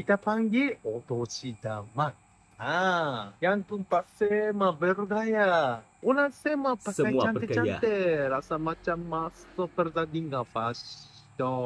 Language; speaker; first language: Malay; non-native, fluent; Japanese